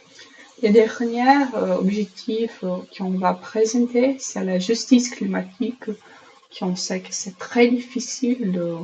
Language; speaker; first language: French; non-native, fluent; Portuguese